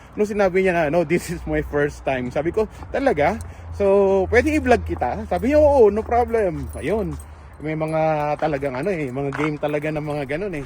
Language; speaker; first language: Filipino; native; Filipino